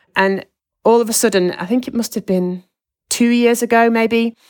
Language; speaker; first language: English; native; English